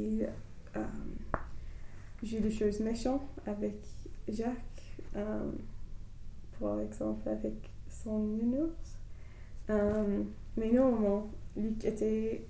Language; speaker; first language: French; non-native, learner; English